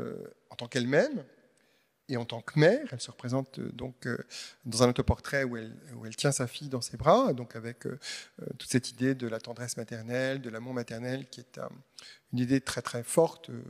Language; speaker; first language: French; native; French